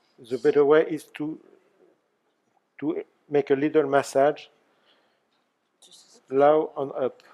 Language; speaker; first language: English; non-native, learner; French